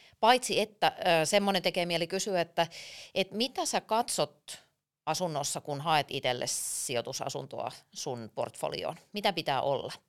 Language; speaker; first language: Finnish; native; Finnish